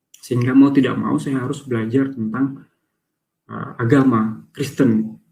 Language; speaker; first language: Indonesian; native; Indonesian